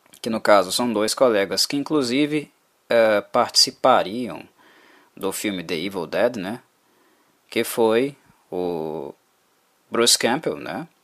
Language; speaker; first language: Portuguese; native; Portuguese